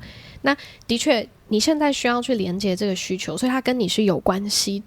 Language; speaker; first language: Chinese; native; Chinese